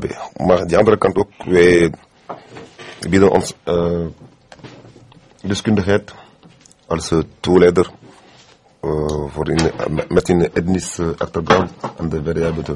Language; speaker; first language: Dutch; non-native, fluent; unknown